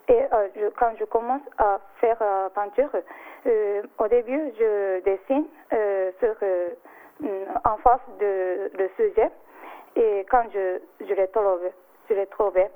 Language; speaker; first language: French; non-native, learner; Japanese